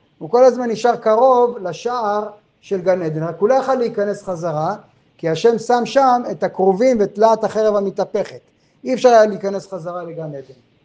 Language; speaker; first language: Hebrew; non-native, fluent; French